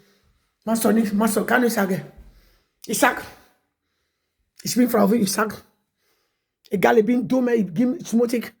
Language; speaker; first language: German; non-native, learner; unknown